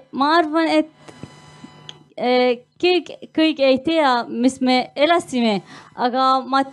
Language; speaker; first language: Estonian; non-native, learner; Arabic